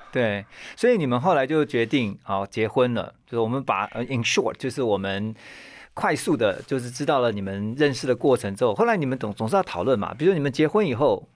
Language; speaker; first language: Chinese; native; Chinese